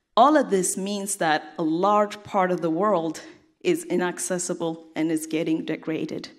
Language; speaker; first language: English; non-native, fluent; Tigrinya